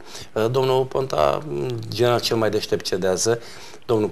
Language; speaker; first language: Romanian; native; Romanian